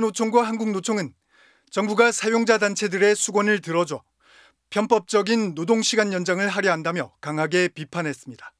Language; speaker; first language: Korean; native; Korean